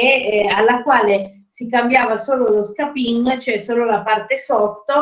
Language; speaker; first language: Italian; native; Italian